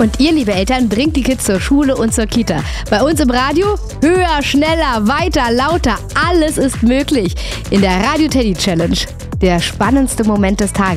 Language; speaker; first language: German; native; German